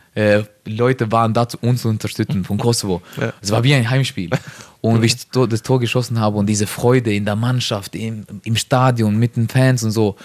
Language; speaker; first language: German; non-native, fluent; Norwegian